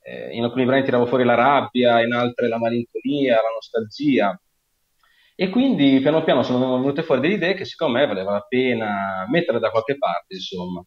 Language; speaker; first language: Italian; native; Italian